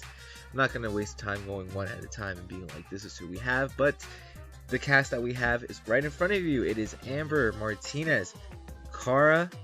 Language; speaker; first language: English; native; English